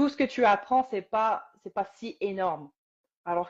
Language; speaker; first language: French; native; French